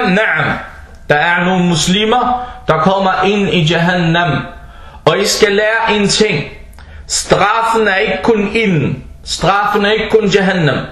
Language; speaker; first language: Danish; non-native, fluent; Arabic